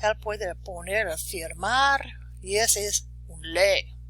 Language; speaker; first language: Spanish; non-native, learner; English